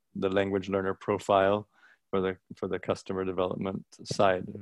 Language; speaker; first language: English; native; English